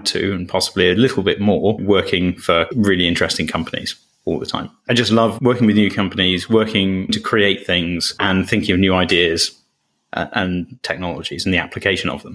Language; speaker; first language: English; native; English